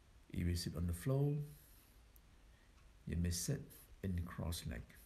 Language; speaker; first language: English; non-native, fluent; Thai